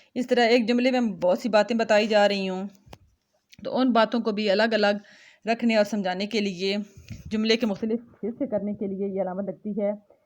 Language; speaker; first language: Urdu; non-native, local second language; Punjabi